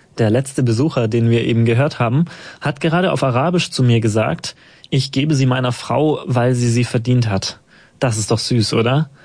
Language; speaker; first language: German; native; German